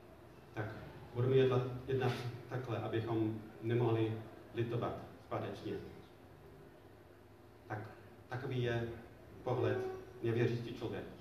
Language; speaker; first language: Czech; non-native, fluent; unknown